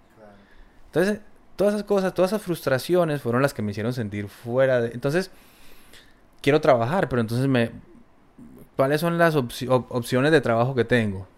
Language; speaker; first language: Spanish; native; Spanish